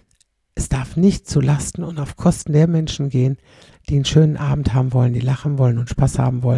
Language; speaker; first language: German; native; German